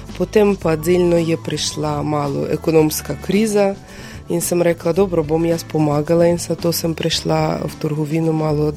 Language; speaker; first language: Slovenian; non-native, fluent; Ukrainian